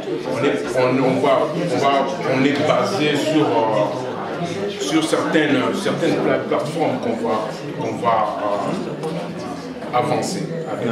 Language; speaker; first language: French; non-native, local second language; Lingala